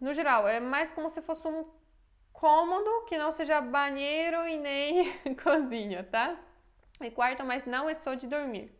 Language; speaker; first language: Portuguese; non-native, fluent; Polish